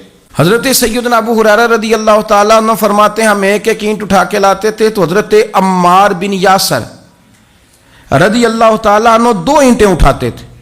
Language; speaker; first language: Urdu; native; Urdu